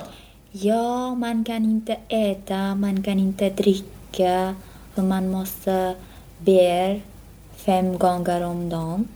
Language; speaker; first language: Swedish; non-native, learner; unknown